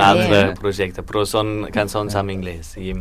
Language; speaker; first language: Catalan; non-native, learner; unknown